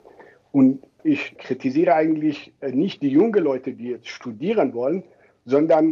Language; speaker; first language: German; non-native, fluent; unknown